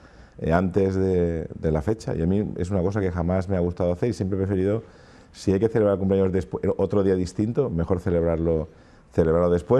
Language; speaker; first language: Spanish; native; Spanish